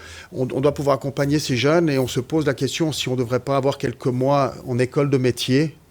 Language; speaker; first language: French; native; French